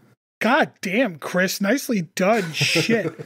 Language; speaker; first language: English; native; English